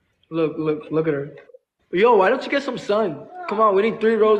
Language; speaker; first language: English; early bilingual, other home language; Spanish